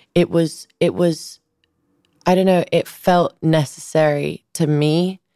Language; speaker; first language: English; early bilingual, other home language; Albanian